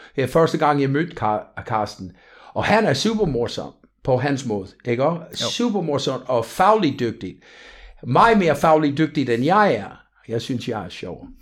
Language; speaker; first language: Danish; non-native, fluent; English